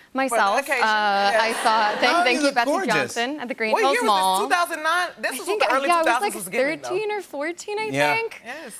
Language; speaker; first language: English; native; English